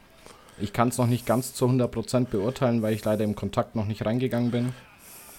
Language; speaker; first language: German; native; German